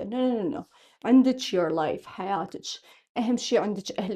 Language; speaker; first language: Arabic; native; Arabic